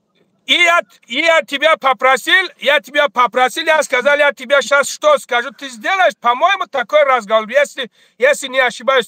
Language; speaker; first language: Russian; non-native, learner; Tajik